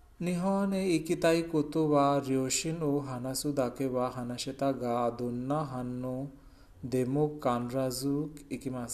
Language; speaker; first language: Japanese; non-native, learner; Hindi